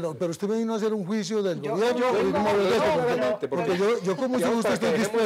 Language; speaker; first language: Spanish; native; Spanish